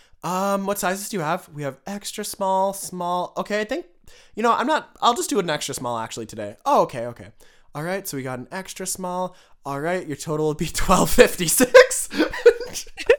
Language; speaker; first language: English; native; English